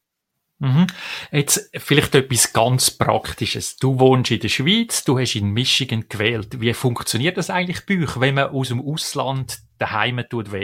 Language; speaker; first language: German; native; German